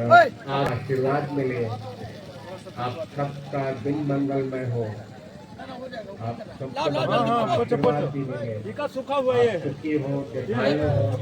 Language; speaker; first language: Hindi; native; Hindi